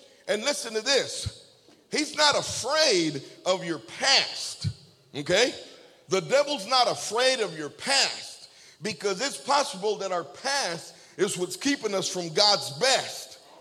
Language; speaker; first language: English; early bilingual, other home language; Spanish